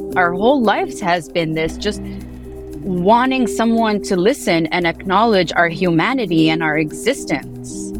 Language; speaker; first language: English; early bilingual, heritage; Arabic